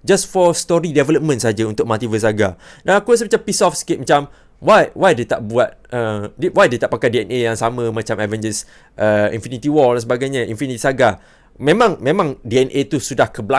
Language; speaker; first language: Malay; native; Malay